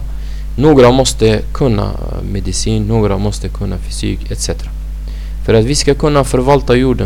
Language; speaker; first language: Swedish; non-native, fluent; Arabic